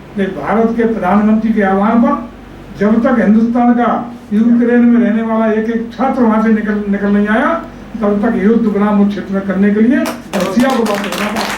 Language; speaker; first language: Hindi; native; Hindi